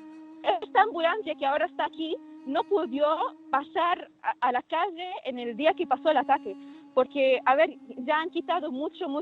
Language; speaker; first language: Spanish; non-native, fluent; Arabic